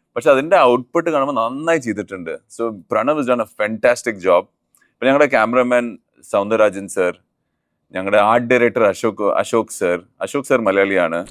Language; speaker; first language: Malayalam; early bilingual, heritage; Malayalam